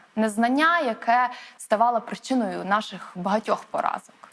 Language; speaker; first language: Ukrainian; native; Ukrainian